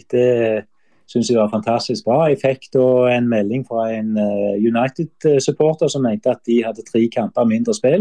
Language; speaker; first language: Norwegian; native; Norwegian